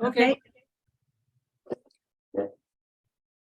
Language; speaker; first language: Swedish; native; Swedish